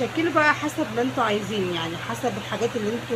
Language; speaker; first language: Arabic; native; Arabic